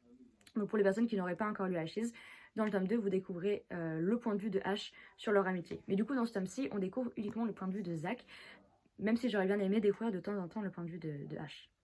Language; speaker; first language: French; native; French